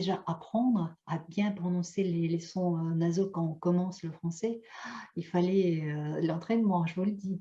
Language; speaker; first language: French; non-native, fluent; Russian